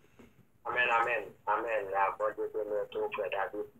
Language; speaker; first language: French; non-native, local second language; Haitian Creole